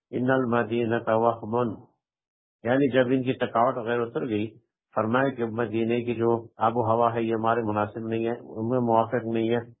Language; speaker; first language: Urdu; non-native, local second language; Pashto